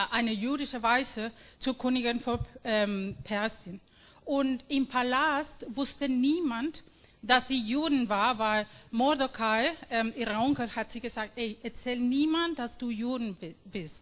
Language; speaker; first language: German; non-native, fluent; Spanish